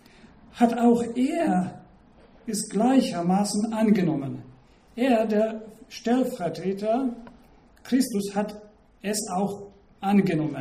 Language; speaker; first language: German; non-native, fluent; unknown